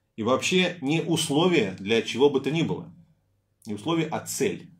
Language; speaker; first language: Russian; native; Russian